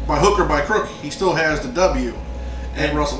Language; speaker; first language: English; native; English